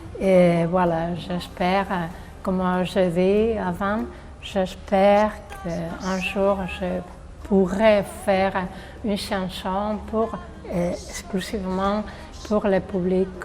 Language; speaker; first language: French; non-native, learner; Spanish